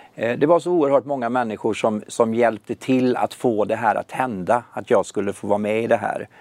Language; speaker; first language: Swedish; native; Swedish